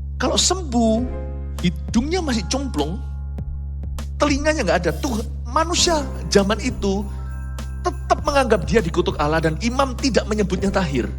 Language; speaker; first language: Indonesian; native; Indonesian